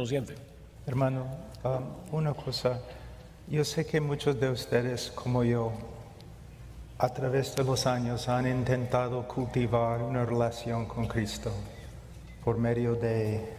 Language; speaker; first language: Spanish; non-native, fluent; English